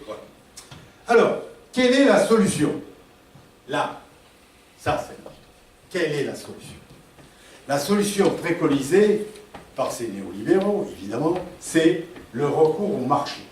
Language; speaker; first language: French; native; French